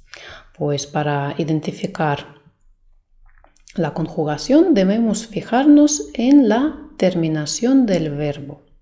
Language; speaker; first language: Spanish; non-native, fluent; Russian